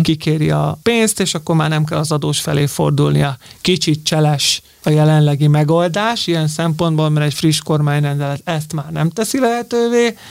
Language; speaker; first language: Hungarian; native; Hungarian